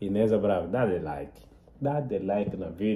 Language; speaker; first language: Bulgarian; non-native, learner; Portuguese